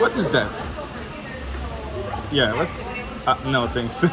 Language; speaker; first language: English; non-native, learner; Portuguese